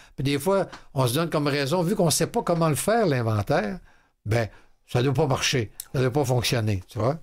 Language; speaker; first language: French; native; French